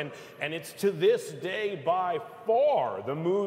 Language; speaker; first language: English; native; English